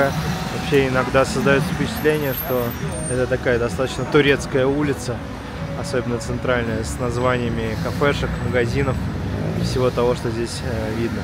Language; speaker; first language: Russian; native; Russian